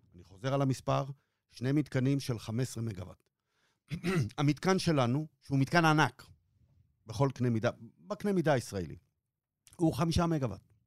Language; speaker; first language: Hebrew; native; Hebrew